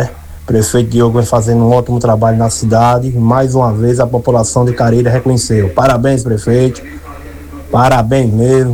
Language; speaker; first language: Portuguese; native; Portuguese